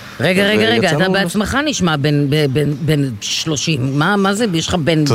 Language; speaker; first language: Hebrew; native; Hebrew